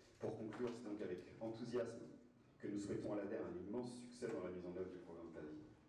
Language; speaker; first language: French; native; French